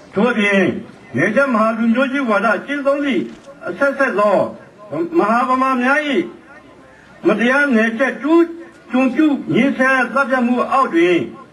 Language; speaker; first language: Burmese; non-native, local second language; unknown